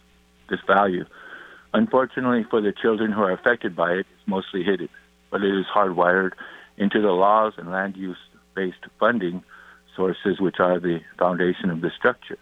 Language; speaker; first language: English; native; English